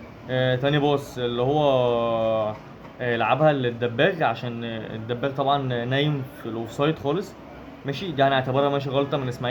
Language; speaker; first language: Arabic; native; Arabic